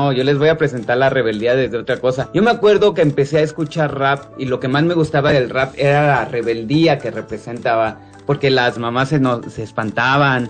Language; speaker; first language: Spanish; native; Spanish